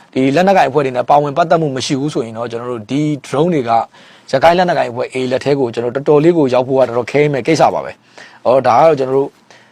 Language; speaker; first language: Burmese; native; Burmese